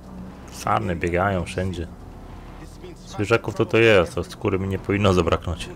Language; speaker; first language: Polish; native; Polish